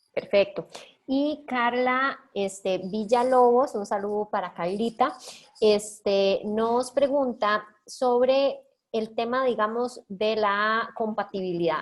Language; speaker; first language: Spanish; native; Spanish